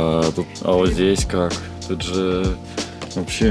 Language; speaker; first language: Russian; native; Russian